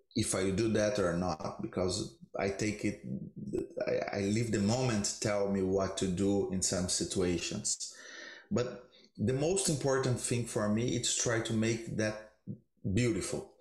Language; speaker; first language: English; non-native, learner; Portuguese